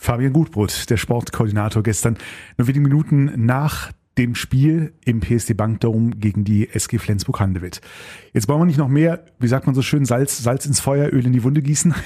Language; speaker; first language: German; native; German